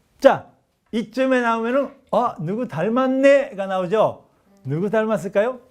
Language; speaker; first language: Korean; non-native, fluent; Japanese